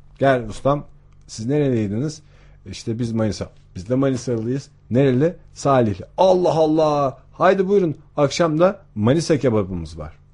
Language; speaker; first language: Turkish; native; Turkish